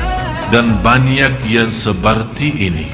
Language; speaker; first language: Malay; non-native, fluent; Arabic